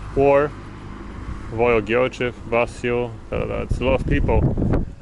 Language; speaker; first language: English; non-native, fluent; Bulgarian